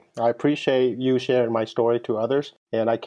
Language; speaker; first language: English; non-native, fluent; Vietnamese